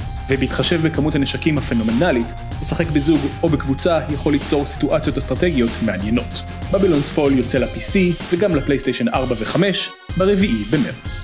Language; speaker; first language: Hebrew; native; Hebrew